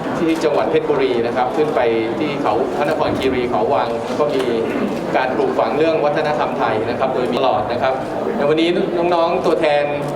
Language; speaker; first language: Thai; native; Thai